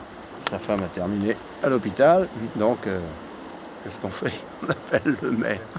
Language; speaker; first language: French; native; French